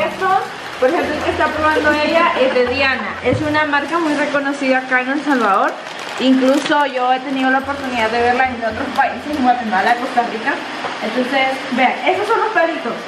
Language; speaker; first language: Spanish; native; Spanish